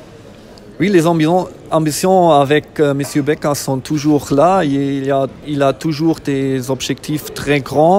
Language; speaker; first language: French; non-native, fluent; German